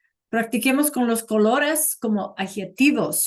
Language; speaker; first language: Spanish; non-native, fluent; English